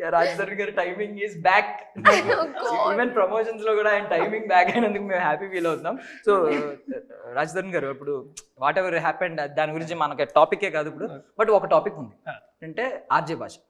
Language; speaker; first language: Telugu; native; Telugu